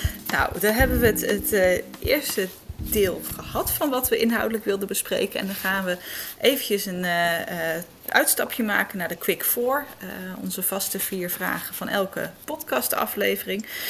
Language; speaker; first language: Dutch; native; Dutch